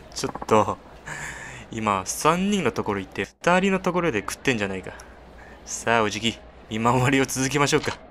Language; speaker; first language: Japanese; non-native, fluent; Chinese